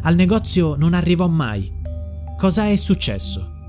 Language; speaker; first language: Italian; native; Italian